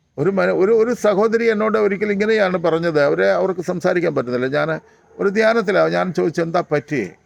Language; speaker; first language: Malayalam; native; Malayalam